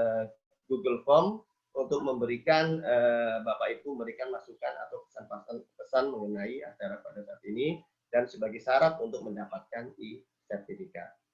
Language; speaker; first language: Indonesian; native; Indonesian